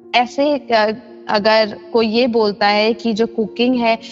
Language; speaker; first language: Hindi; non-native, local second language; Assamese